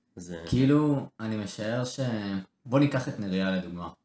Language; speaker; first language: Hebrew; native; Hebrew